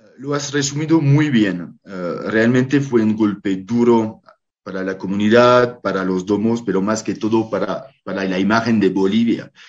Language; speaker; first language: Spanish; non-native, fluent; French